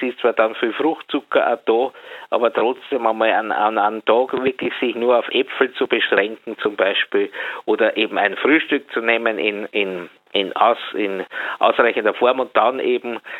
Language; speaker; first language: German; native; German